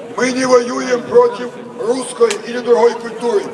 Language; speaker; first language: Russian; non-native, local second language; Ukrainian